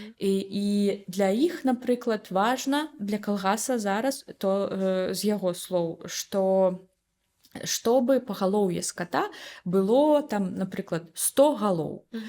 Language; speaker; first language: Belarusian; native; Belarusian